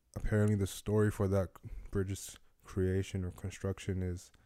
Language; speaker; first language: English; non-native, local second language; Yoruba